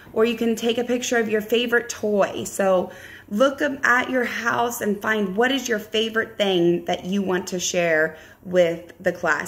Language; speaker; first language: English; native; English